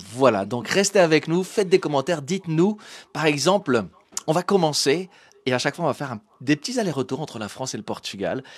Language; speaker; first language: French; early bilingual, other home language; Portuguese